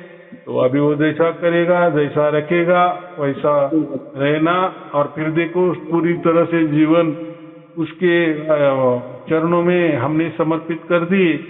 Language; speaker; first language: Hindi; native; Hindi